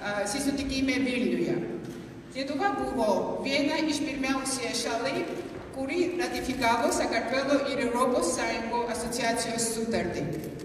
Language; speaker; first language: Lithuanian; non-native, fluent; Georgian